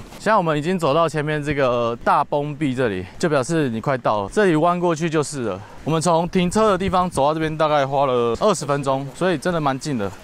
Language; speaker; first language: Chinese; native; Chinese